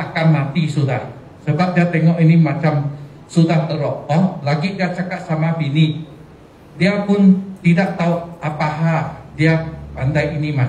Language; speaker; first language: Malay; non-native, local second language; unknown